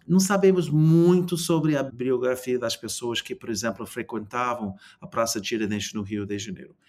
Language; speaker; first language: Portuguese; non-native, fluent; English